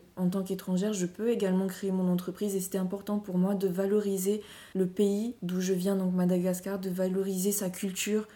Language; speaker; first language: French; non-native, local second language; Malagasy